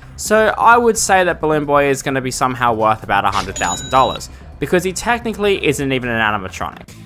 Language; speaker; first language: English; native; English